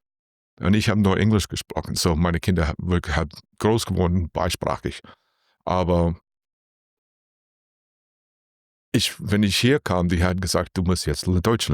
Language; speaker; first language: German; non-native, learner; English